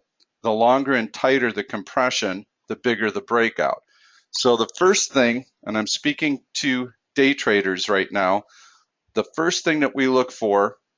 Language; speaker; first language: English; native; English